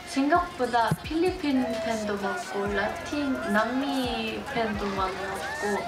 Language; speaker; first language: Korean; non-native, fluent; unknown